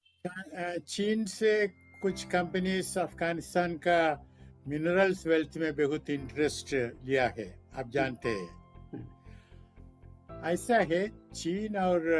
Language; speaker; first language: Hindi; non-native, local second language; Malayalam